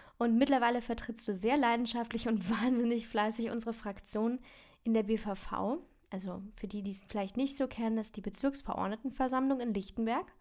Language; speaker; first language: German; native; German